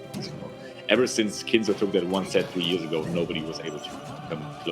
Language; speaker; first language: English; non-native, fluent; German